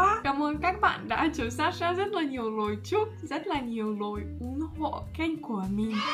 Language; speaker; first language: Vietnamese; non-native, fluent; Russian